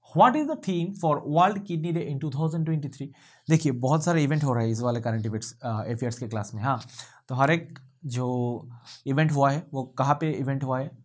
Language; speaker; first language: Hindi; non-native, local second language; Bangla